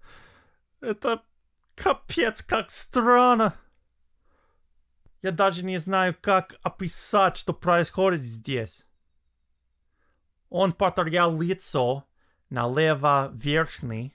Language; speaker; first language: Russian; non-native, fluent; English